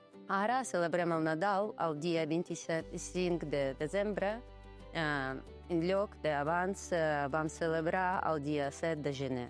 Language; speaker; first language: Catalan; non-native, learner; Ukrainian